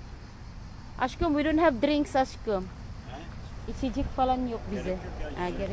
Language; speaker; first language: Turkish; non-native, learner; Filipino